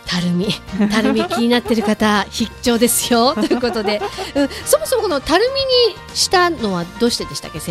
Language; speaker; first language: Japanese; native; Japanese